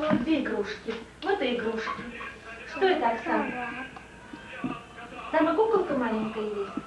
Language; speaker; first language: Russian; native; Russian